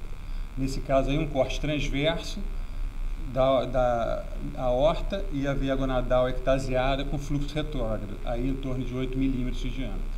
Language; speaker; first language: Portuguese; native; Portuguese